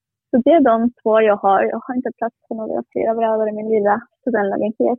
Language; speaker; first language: Swedish; non-native, fluent; Spanish